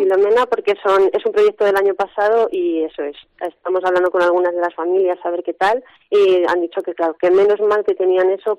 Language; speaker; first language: Spanish; native; Spanish